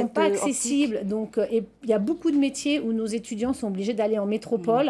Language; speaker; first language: French; native; French